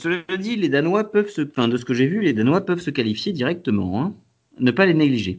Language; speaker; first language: French; native; French